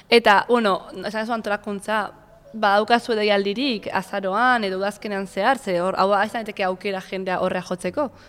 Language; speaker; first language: Basque; native; Basque